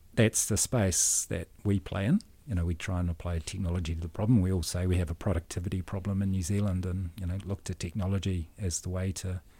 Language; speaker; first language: English; native; English